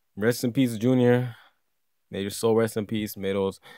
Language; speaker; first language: English; native; English